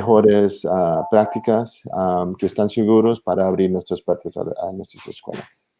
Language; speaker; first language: Spanish; early bilingual, heritage; English